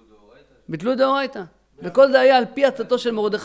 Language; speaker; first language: Hebrew; native; Hebrew